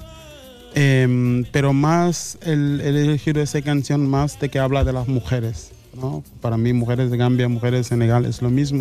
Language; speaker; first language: Spanish; non-native, fluent; Wolof